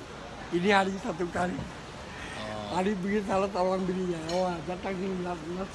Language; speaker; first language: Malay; non-native, local second language; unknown